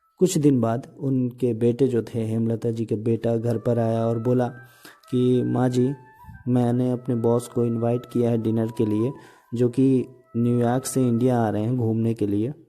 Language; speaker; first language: Hindi; native; Hindi